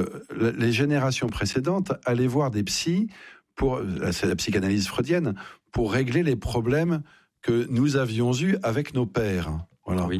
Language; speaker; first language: French; native; French